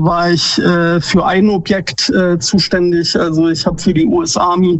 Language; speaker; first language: German; native; German